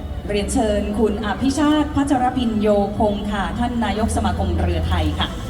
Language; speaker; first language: Thai; native; Thai